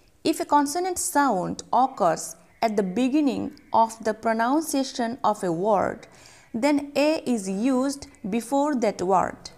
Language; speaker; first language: English; non-native, local second language; Bangla